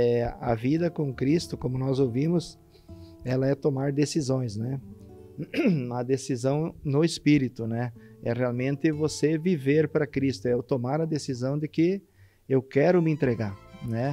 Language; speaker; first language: Portuguese; native; Portuguese